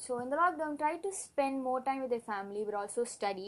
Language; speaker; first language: English; non-native, local second language; Tamil